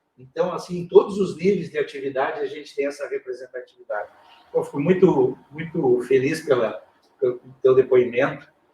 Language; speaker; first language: Portuguese; native; Portuguese